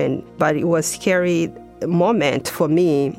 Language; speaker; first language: English; non-native, local second language; Kinyarwanda